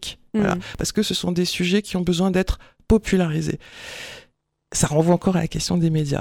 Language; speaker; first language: French; native; French